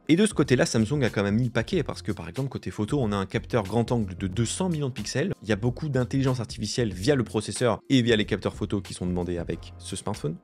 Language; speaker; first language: French; native; French